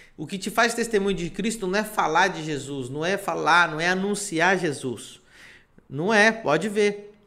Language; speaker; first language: Portuguese; non-native, fluent; Spanish